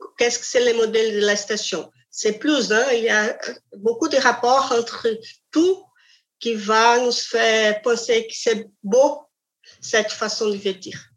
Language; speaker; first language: French; non-native, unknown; Portuguese